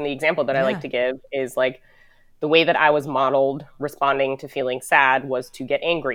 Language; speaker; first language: English; native; English